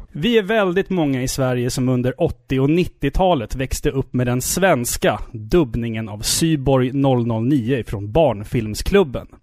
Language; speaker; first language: Swedish; native; Swedish